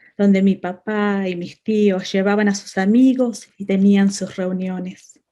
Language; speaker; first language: Spanish; native; Spanish